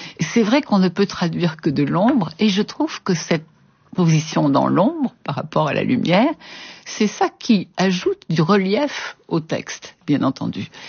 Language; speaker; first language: French; native; French